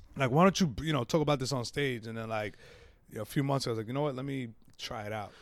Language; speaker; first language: English; native; English